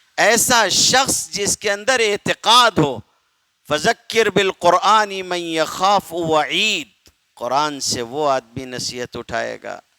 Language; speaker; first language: Urdu; native; Urdu